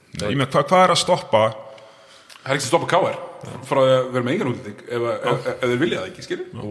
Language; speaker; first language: Icelandic; early bilingual, other home language; Russian